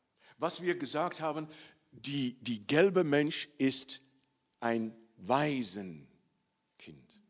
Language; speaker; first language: German; non-native, learner; Dutch